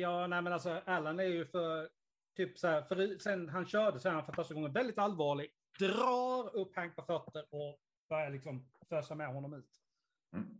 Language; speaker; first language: Swedish; native; Swedish